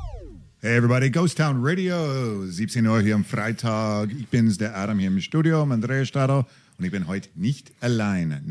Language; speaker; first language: German; non-native, fluent; English